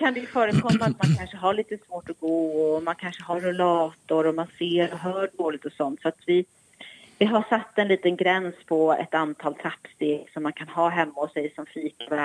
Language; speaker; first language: Swedish; native; Swedish